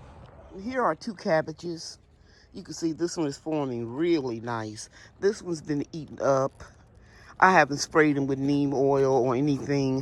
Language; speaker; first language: English; native; English